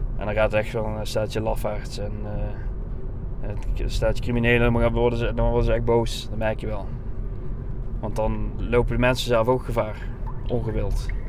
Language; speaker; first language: Dutch; native; Dutch